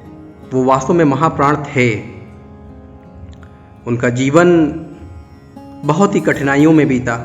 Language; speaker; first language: Hindi; native; Hindi